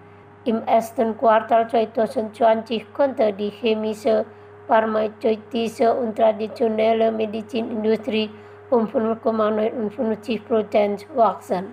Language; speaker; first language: German; non-native, fluent; Indonesian